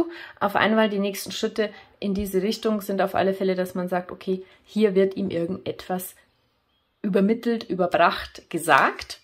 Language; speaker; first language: German; native; German